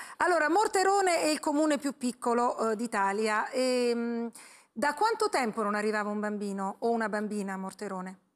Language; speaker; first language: Italian; native; Italian